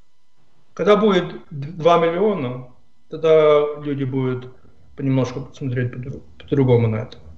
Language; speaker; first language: Russian; non-native, fluent; English